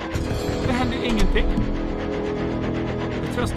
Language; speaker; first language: Swedish; native; Swedish